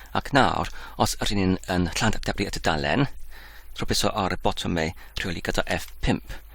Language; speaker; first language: Welsh; non-native, learner; Dutch